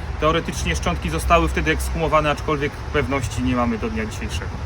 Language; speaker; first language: Polish; native; Polish